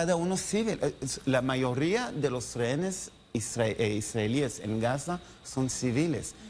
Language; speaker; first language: Spanish; non-native, learner; Hebrew